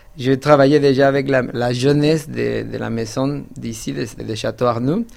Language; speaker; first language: French; non-native, fluent; Spanish